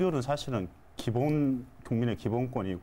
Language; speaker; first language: Korean; native; Korean